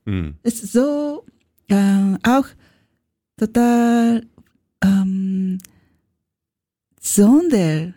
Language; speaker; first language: German; non-native, learner; Japanese